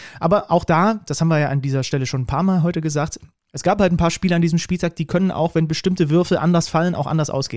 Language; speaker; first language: German; native; German